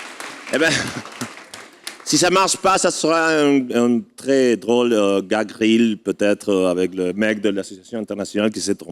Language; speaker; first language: French; non-native, fluent; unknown